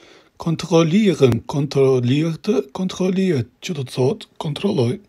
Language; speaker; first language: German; non-native, fluent; Albanian